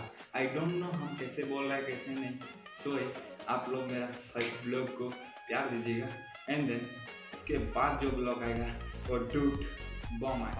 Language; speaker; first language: Hindi; non-native, local second language; Bangla